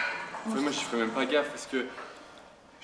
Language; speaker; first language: French; native; French